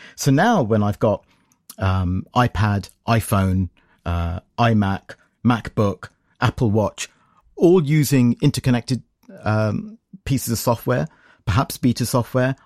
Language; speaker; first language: English; native; English